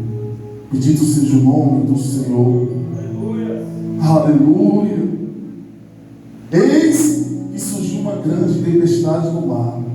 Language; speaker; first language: Portuguese; native; Portuguese